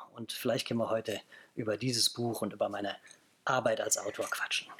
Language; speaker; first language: German; native; German